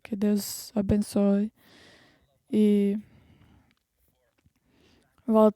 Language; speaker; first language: Portuguese; non-native, fluent; English